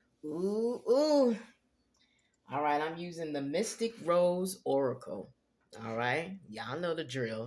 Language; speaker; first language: English; native; English